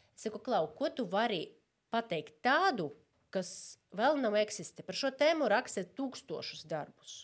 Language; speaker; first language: Latvian; non-native, local second language; Russian